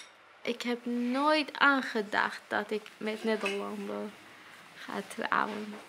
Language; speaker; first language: Dutch; non-native, learner; Arabic